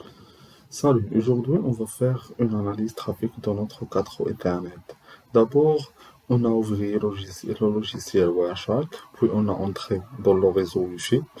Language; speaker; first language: French; non-native, learner; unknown